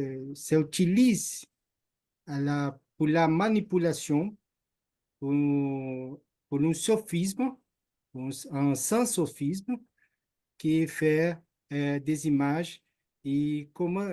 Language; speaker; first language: French; non-native, learner; Portuguese